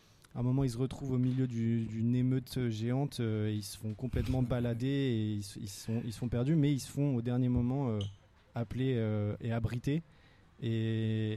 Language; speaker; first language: French; native; French